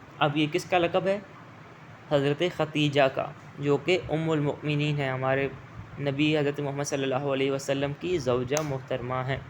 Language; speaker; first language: Urdu; native; Urdu